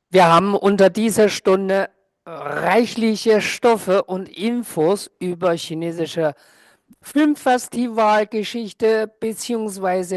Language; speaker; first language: German; non-native, fluent; Chinese